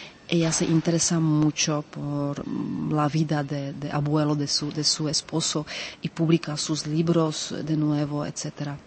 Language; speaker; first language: Spanish; non-native, fluent; Czech